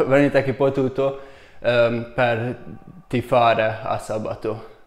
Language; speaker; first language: Italian; non-native, learner; Hungarian